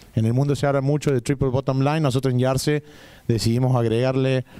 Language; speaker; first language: Spanish; native; Spanish